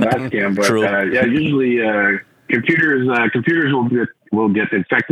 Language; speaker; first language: English; non-native, fluent; French